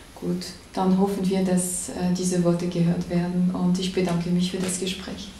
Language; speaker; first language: German; native; German